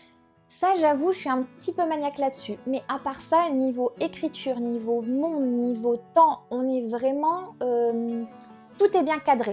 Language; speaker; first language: French; native; French